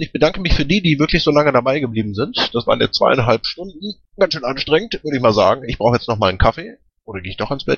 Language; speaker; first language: German; native; German